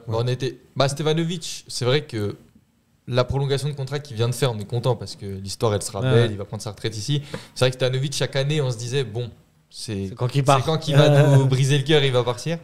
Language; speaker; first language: French; native; French